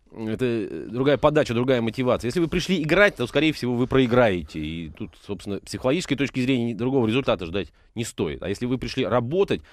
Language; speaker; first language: Russian; native; Russian